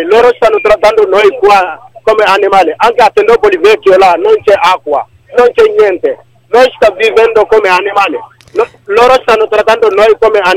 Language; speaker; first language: Italian; non-native, learner; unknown